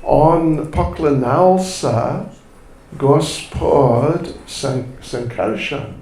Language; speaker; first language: Russian; non-native, learner; English